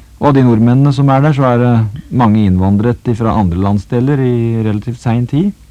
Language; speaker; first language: Norwegian; native; Norwegian